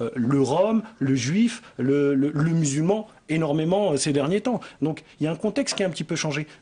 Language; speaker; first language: French; native; French